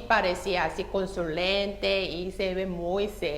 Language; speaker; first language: Spanish; non-native, fluent; Korean